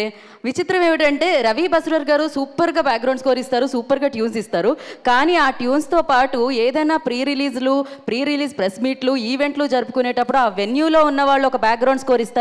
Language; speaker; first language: Telugu; native; Telugu